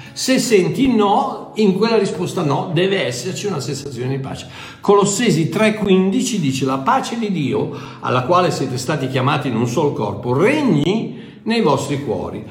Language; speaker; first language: Italian; native; Italian